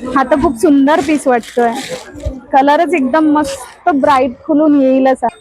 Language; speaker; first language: Marathi; native; Marathi